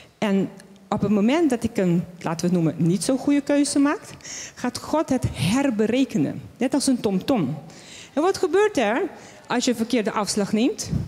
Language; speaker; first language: Dutch; non-native, local second language; Papiamento